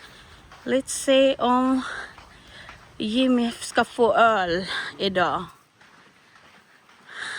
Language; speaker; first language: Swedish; non-native, fluent; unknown